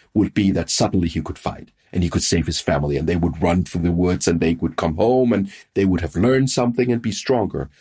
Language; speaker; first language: English; non-native, fluent; Danish